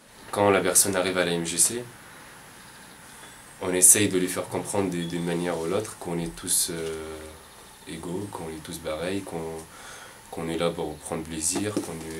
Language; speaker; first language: French; non-native, fluent; Arabic